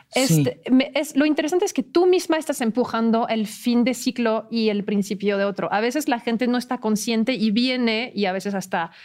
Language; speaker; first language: Spanish; non-native, fluent; French